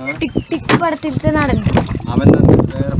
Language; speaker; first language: Malayalam; native; Malayalam